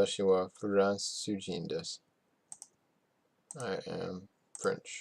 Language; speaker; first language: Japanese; non-native, learner; English